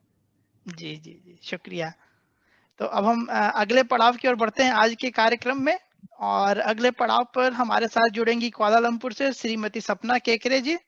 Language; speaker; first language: Hindi; native; Hindi